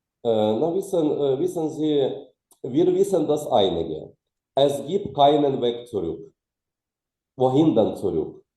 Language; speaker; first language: German; non-native, fluent; Ukrainian